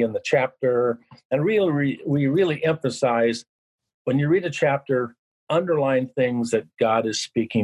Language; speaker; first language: English; native; English